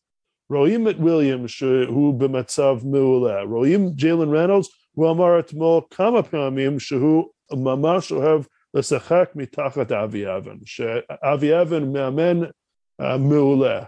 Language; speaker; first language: Hebrew; non-native, fluent; English